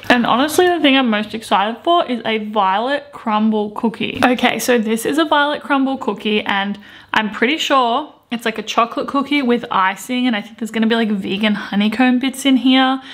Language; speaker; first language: English; native; English